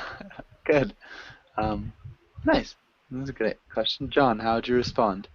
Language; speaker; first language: English; native; English